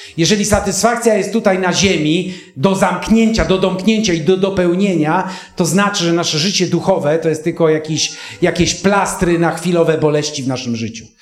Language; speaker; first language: Polish; native; Polish